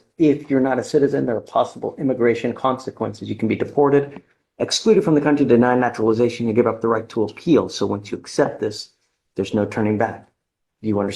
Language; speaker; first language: English; native; English